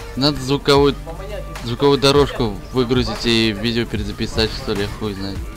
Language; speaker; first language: Russian; native; Russian